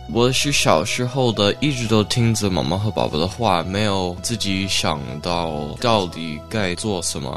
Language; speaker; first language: Chinese; early bilingual, heritage; Chinese